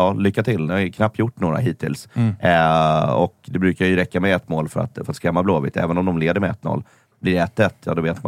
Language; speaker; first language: Swedish; native; Swedish